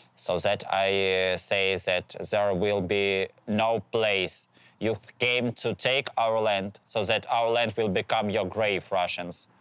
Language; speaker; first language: English; non-native, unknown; Ukrainian